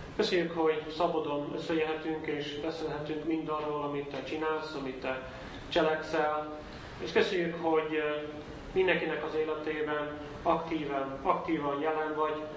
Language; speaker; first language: Hungarian; non-native, fluent; Dutch